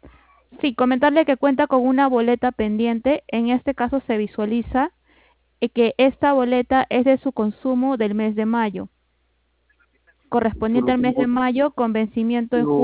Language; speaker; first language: Spanish; native; Spanish